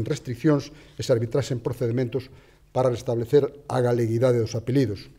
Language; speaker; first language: Galician; native; Galician